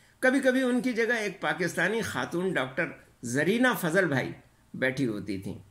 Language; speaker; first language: Urdu; native; Urdu